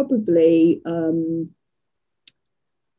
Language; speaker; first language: English; native; English